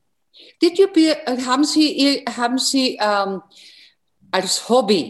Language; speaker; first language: German; non-native, fluent; English